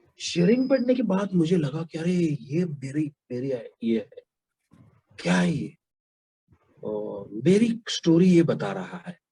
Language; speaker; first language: Hindi; non-native, local second language; Marathi